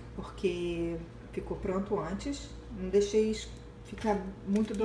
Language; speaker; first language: Portuguese; native; Portuguese